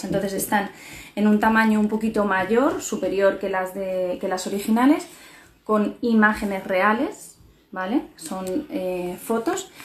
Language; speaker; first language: Spanish; native; Spanish